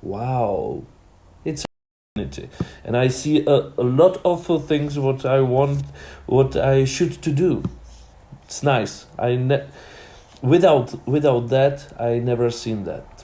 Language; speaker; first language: English; non-native, learner; Czech